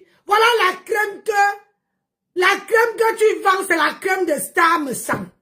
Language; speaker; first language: French; non-native, local second language; Lingala